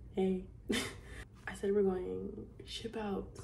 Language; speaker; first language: English; native; English